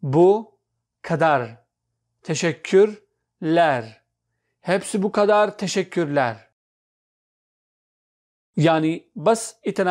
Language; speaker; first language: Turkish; non-native, fluent; Urdu